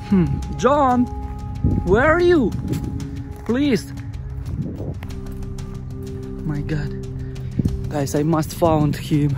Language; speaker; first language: English; non-native, learner; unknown